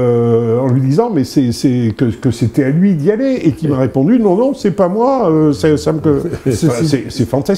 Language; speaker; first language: French; native; French